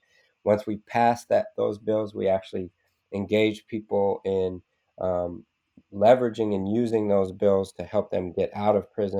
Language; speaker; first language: English; native; English